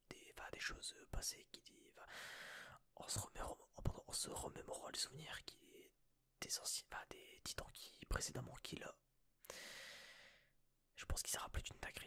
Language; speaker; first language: French; native; French